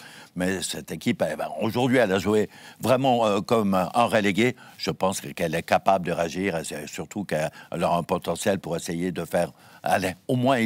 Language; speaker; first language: French; native; French